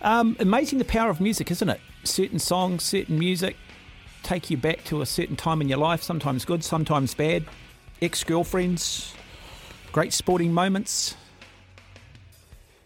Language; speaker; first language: English; native; English